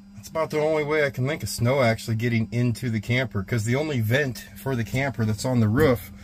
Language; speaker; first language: English; native; English